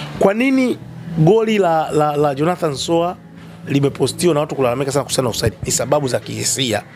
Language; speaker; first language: Swahili; native; Swahili